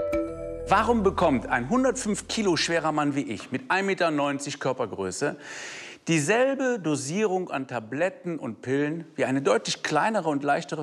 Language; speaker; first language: German; native; German